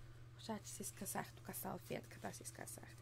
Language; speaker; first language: Bulgarian; native; Bulgarian